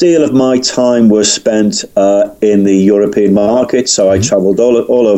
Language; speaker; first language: English; native; English